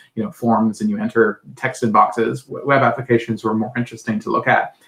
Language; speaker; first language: English; native; English